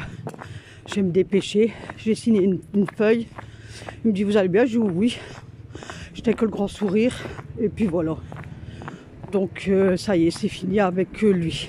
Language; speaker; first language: French; native; French